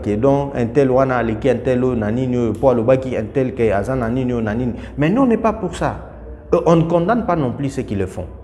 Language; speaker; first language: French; non-native, local second language; Lingala